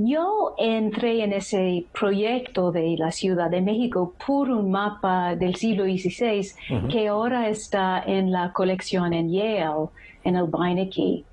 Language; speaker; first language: Spanish; non-native, fluent; English